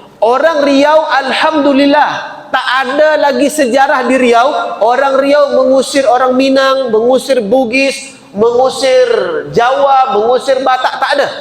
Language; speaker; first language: Malay; native; Malay